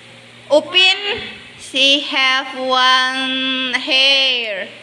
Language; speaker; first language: English; non-native, learner; Indonesian